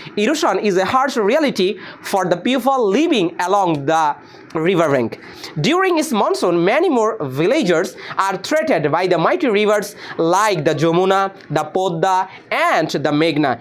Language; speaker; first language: English; non-native, local second language; Bangla